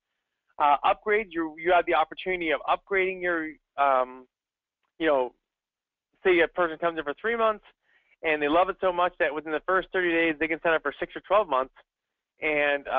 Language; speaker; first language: English; native; English